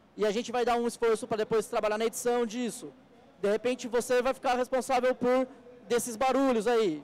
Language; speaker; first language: Portuguese; native; Portuguese